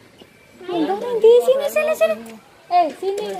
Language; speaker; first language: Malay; non-native, local second language; Javanese